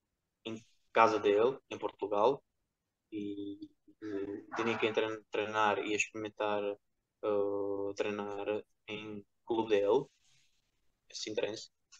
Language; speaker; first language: Portuguese; non-native, fluent; Georgian